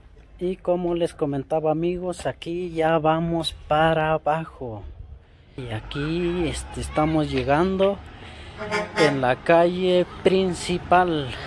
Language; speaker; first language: Spanish; native; Spanish